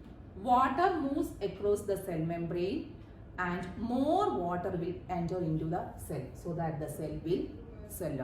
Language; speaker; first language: English; non-native, local second language; Malayalam